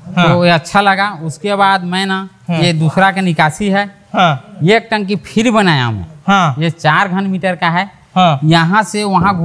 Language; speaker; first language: Hindi; native; Hindi